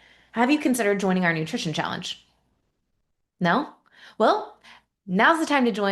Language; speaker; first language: English; native; English